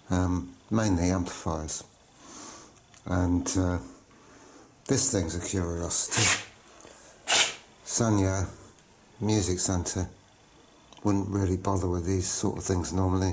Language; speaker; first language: English; native; English